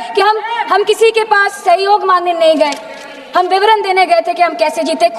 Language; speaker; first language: Hindi; non-native, local second language; Bangla